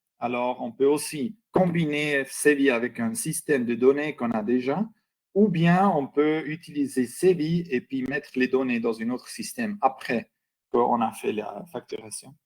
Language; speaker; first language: French; non-native, local second language; German